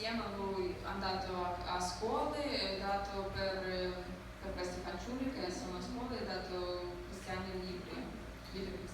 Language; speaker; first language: Italian; non-native, learner; Ukrainian